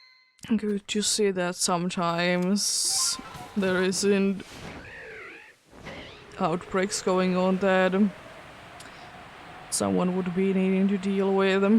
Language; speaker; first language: English; non-native, fluent; Finnish